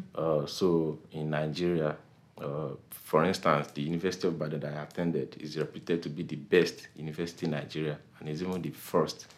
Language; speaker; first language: English; non-native, local second language; Yoruba